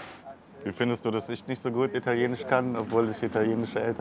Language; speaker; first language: German; native; German